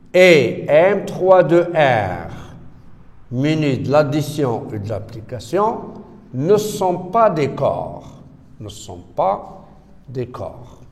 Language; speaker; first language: French; non-native, local second language; Arabic